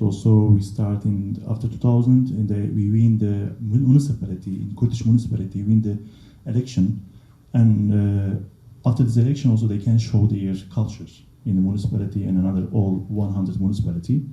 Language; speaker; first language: English; non-native, learner; Kurdish